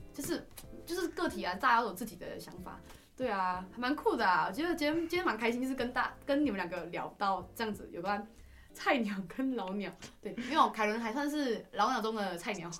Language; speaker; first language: Chinese; native; Chinese